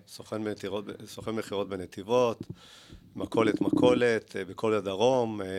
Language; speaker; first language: Hebrew; early bilingual, other home language; Spanish